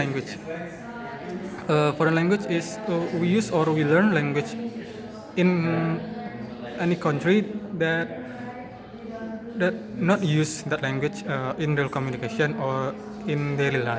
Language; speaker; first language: English; non-native, learner; Indonesian